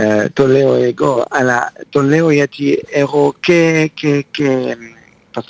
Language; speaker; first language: Greek; non-native, fluent; French